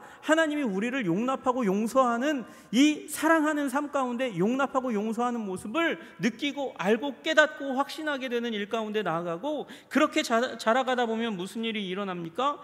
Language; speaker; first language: Korean; native; Korean